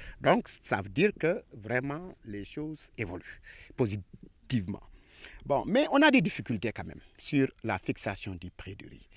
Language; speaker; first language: French; non-native, local second language; Wolof